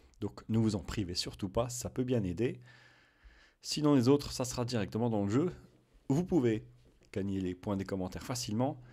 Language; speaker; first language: French; native; French